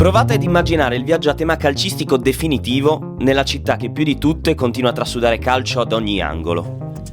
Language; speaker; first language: Italian; native; Italian